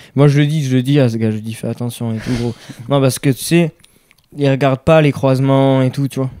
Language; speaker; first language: French; native; French